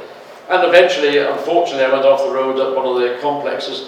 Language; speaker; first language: English; native; English